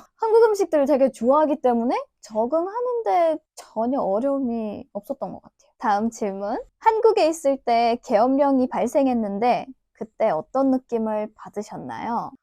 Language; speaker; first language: Korean; non-native, fluent; Turkish